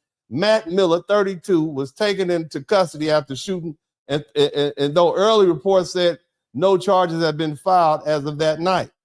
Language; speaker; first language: English; native; English